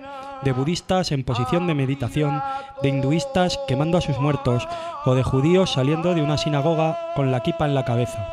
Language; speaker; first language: Spanish; native; Spanish